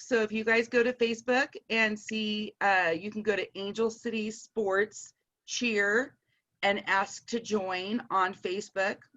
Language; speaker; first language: English; native; English